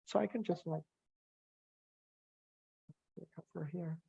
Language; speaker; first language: English; non-native, fluent; Indonesian